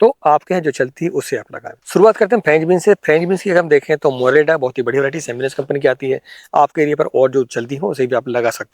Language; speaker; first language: Hindi; native; Hindi